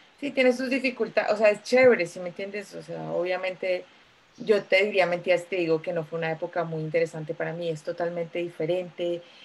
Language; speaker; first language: Spanish; native; Spanish